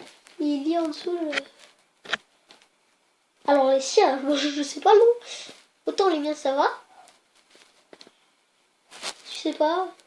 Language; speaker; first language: French; native; French